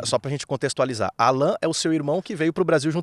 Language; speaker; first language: Portuguese; native; Portuguese